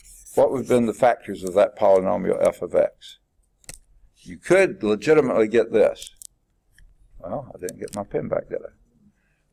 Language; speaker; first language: English; native; English